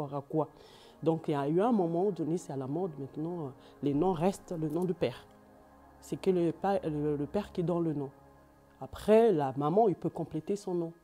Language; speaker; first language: French; non-native, local second language; Lingala